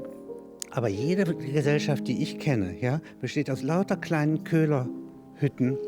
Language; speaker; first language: German; native; German